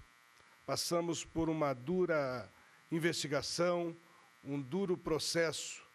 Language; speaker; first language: Portuguese; native; Portuguese